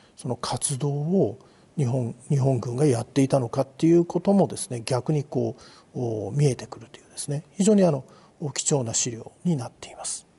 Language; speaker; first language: Japanese; native; Japanese